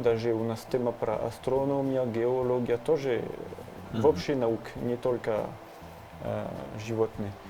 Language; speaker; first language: Russian; non-native, learner; French